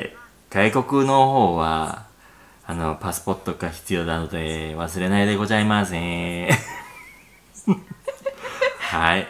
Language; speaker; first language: Japanese; non-native, learner; Korean